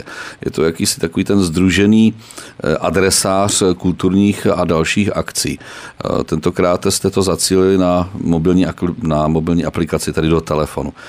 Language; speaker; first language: Czech; native; Czech